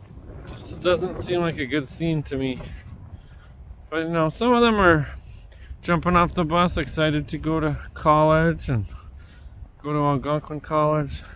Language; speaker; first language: English; native; English